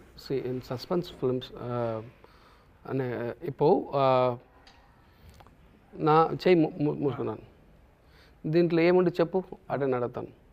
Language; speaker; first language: Telugu; non-native, local second language; Tamil